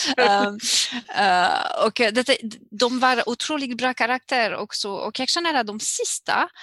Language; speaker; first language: Swedish; non-native, learner; French